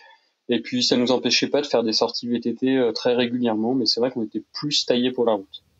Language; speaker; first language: French; native; French